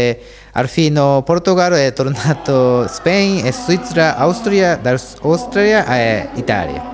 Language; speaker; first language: Italian; non-native, learner; Japanese